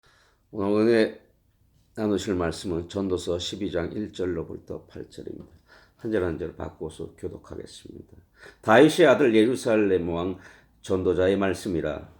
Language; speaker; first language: Korean; native; Korean